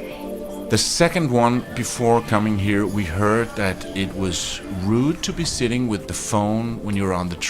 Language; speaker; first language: English; non-native, fluent; Danish